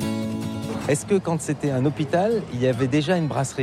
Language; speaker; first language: French; native; French